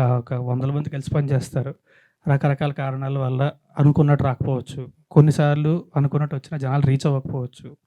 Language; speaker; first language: Telugu; native; Telugu